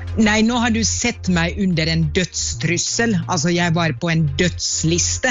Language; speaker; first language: Norwegian; non-native, fluent; Finnish